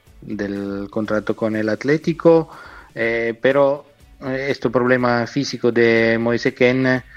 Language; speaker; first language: Spanish; non-native, fluent; Italian